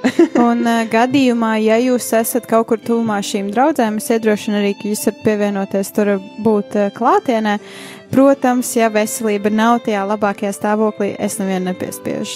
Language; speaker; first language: Latvian; native; Latvian